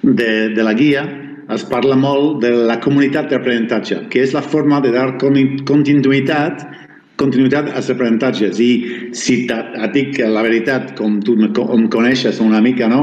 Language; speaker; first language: Catalan; non-native, fluent; Spanish